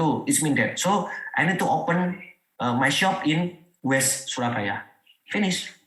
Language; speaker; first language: English; non-native, learner; Indonesian